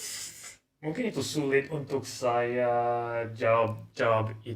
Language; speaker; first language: Indonesian; non-native, learner; English